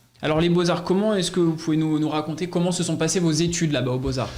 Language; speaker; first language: French; native; French